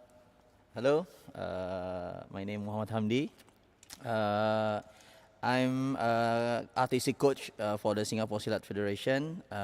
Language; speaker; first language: English; non-native, learner; Indonesian